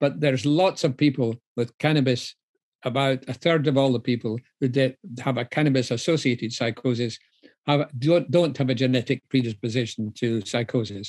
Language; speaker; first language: English; native; English